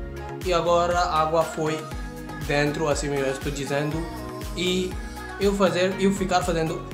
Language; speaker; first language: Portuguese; non-native, learner; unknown